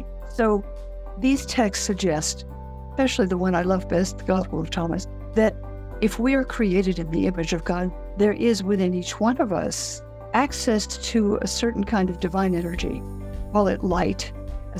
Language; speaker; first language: English; native; English